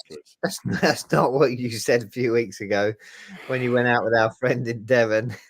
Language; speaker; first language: English; native; English